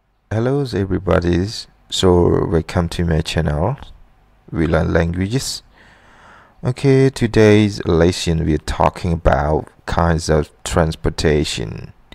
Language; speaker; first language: English; non-native, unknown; Lao